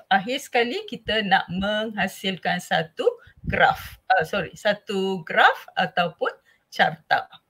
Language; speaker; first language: Malay; non-native, local second language; Tamil